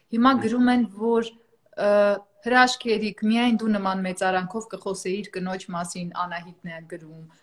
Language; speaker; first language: Armenian; native; Armenian